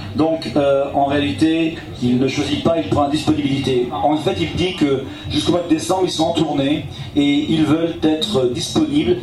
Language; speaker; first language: French; native; French